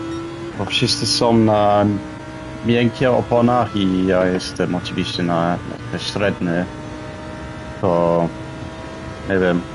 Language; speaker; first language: Polish; early bilingual, heritage; Polish